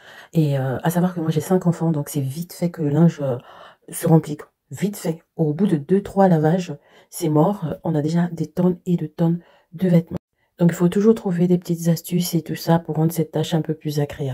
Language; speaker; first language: French; native; French